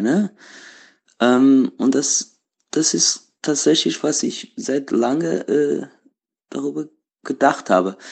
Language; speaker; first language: German; non-native, learner; Portuguese